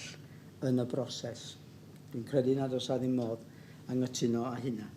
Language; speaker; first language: Welsh; native; Welsh